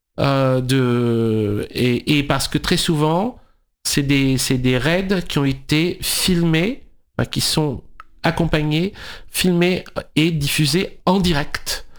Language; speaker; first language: French; native; French